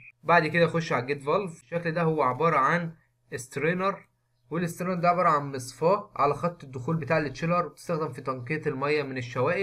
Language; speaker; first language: Arabic; native; Arabic